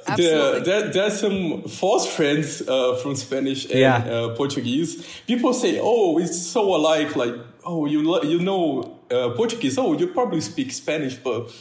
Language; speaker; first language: English; non-native, fluent; Portuguese